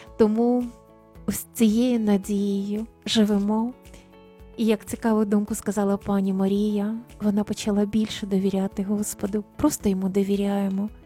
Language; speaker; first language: Ukrainian; native; Ukrainian